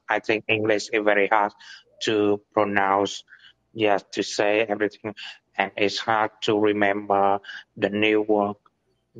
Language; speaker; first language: English; non-native, learner; Vietnamese